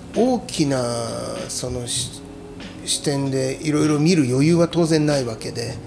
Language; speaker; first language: Japanese; native; Japanese